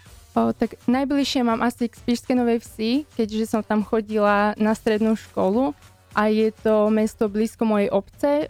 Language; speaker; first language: Slovak; native; Slovak